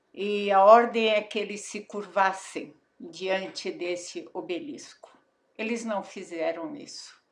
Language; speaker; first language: Portuguese; native; Portuguese